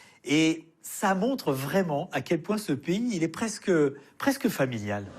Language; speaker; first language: French; native; French